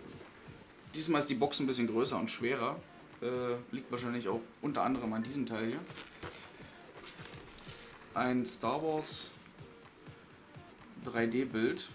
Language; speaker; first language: German; native; German